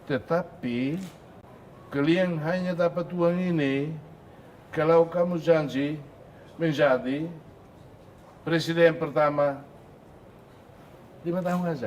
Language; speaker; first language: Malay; non-native, fluent; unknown